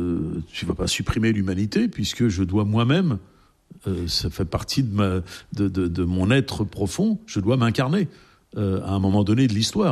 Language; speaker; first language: French; native; French